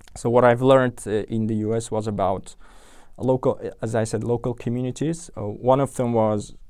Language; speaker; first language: English; non-native, fluent; Uzbek